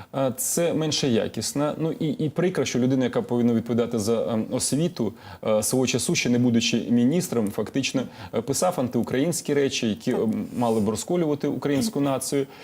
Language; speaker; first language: Ukrainian; non-native, local second language; Russian